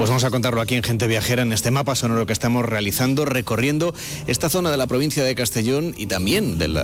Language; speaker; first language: Spanish; native; Spanish